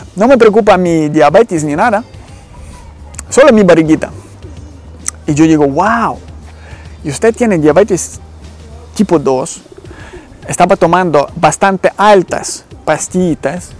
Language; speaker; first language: Spanish; non-native, learner; Ukrainian